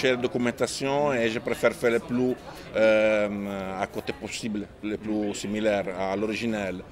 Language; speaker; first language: French; non-native, fluent; Italian